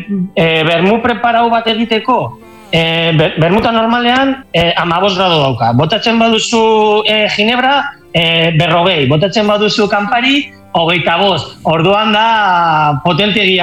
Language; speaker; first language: Basque; non-native, local second language; Spanish